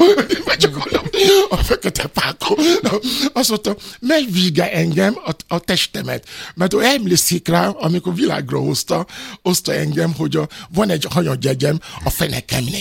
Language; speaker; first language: Hungarian; non-native, fluent; Yoruba